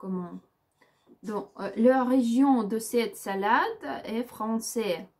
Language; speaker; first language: French; non-native, learner; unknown